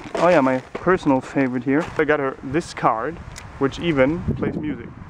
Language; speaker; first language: English; non-native, fluent; German